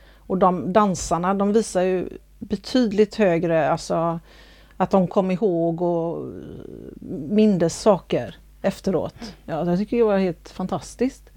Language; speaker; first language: Swedish; native; Swedish